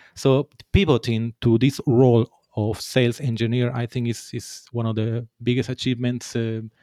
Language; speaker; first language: English; non-native, fluent; Spanish